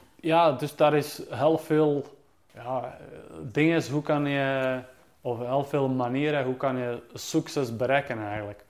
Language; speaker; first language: Dutch; non-native, fluent; Czech